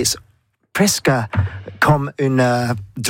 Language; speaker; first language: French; non-native, learner; English